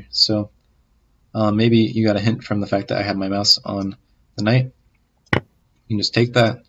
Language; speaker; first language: English; native; English